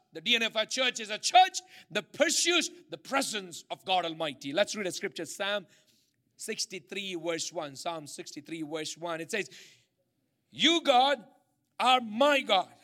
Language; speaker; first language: English; non-native, local second language; Malayalam